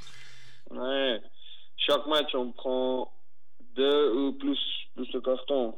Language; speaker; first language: French; non-native, fluent; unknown